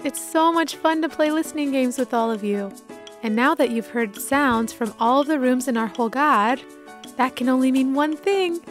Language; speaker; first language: English; native; English